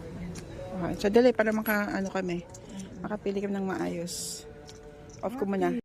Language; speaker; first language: Filipino; native; Filipino